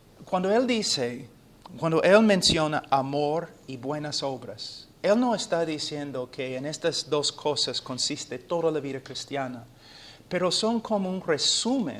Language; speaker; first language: Spanish; non-native, fluent; English